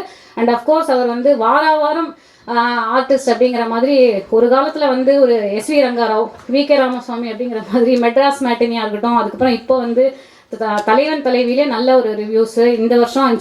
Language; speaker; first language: Tamil; native; Tamil